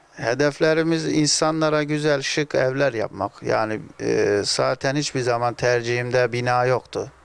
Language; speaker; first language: Turkish; native; Turkish